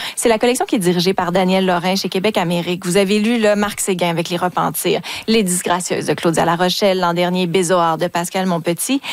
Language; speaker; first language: French; native; French